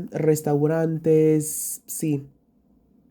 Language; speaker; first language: Spanish; non-native, learner; English